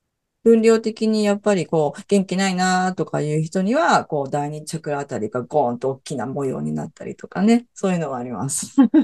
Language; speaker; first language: Japanese; native; Japanese